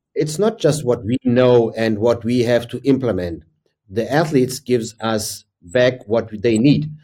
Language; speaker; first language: English; non-native, fluent; German